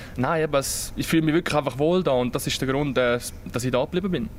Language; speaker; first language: German; native; German